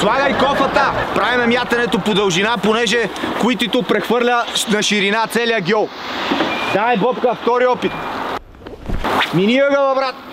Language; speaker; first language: Bulgarian; native; Bulgarian